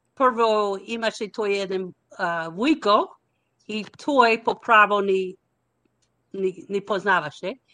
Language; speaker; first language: Macedonian; non-native, learner; English